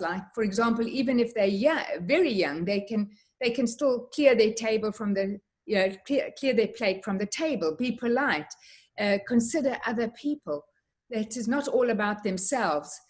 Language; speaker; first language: English; native; English